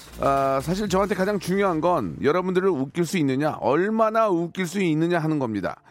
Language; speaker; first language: Korean; native; Korean